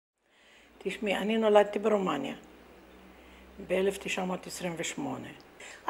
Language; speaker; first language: Hebrew; non-native, fluent; Romanian